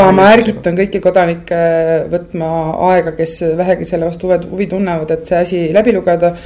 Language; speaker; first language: Estonian; native; Estonian